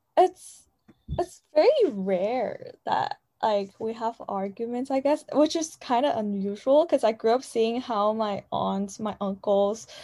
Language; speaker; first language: English; non-native, fluent; Chinese